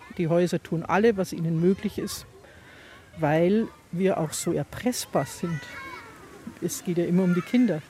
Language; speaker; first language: German; native; German